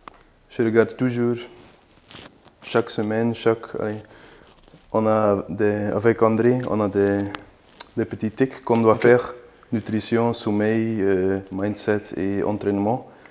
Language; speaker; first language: French; non-native, learner; Dutch